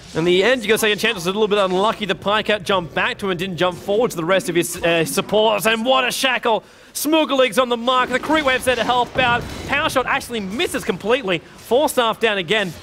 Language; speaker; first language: English; native; English